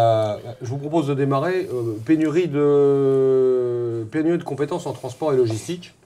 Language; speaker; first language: French; native; French